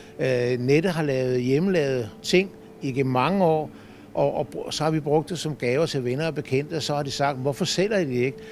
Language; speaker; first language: Danish; native; Danish